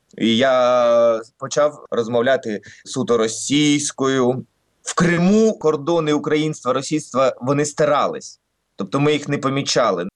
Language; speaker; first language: Ukrainian; non-native, local second language; Russian